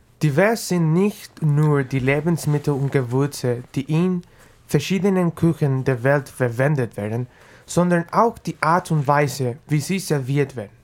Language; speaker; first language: German; non-native, learner; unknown